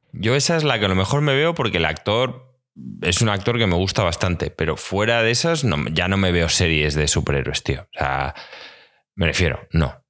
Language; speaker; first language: Spanish; native; Spanish